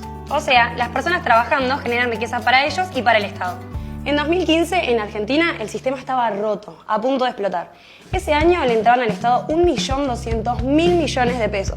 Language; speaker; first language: Spanish; native; Spanish